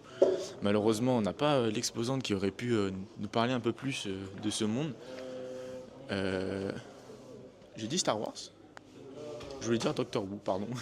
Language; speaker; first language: French; native; French